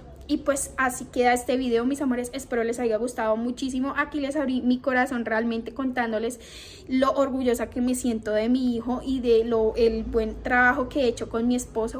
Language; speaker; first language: Spanish; native; Spanish